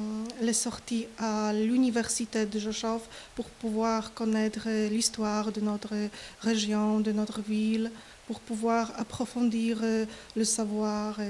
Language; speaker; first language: French; non-native, fluent; Polish